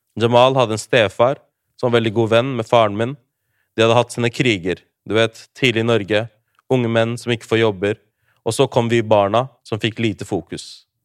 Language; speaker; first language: Norwegian; early bilingual, other home language; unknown